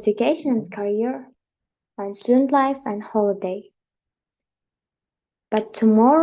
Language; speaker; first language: English; non-native, learner; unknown